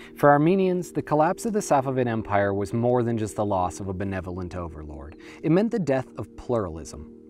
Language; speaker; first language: English; native; English